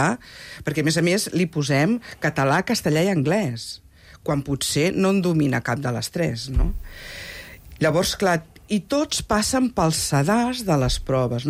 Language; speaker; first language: Catalan; native; Catalan